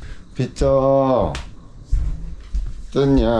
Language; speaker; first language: Thai; non-native, fluent; Korean